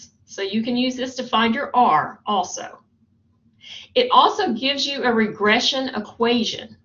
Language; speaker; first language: English; native; English